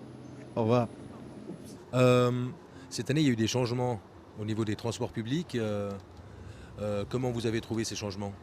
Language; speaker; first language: French; native; French